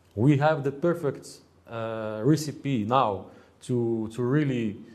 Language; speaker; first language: English; non-native, fluent; Arabic